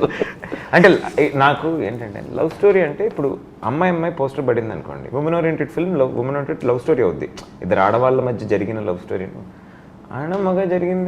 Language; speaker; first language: Telugu; native; Telugu